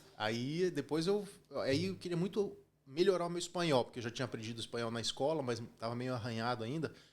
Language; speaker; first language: Portuguese; early bilingual, heritage; Portuguese